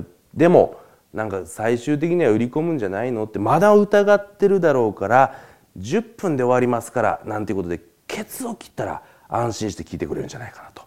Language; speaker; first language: Japanese; native; Japanese